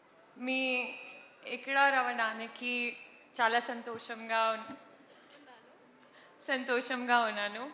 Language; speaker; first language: Telugu; non-native, learner; Hindi